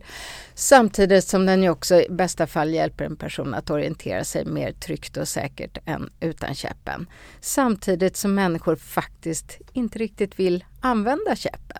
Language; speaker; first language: Swedish; native; Swedish